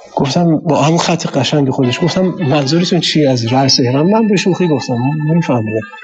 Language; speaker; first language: Persian; native; Persian